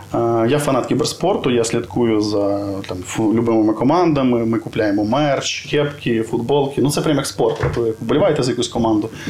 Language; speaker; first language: Ukrainian; native; Ukrainian